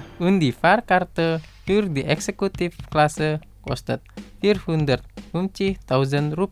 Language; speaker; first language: German; non-native, fluent; Indonesian